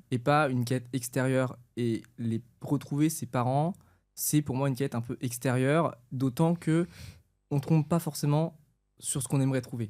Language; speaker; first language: French; native; French